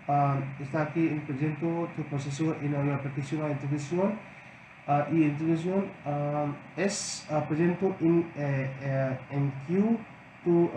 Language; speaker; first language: Spanish; non-native, learner; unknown